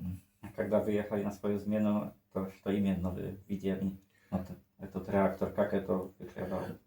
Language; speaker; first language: Russian; non-native, learner; Polish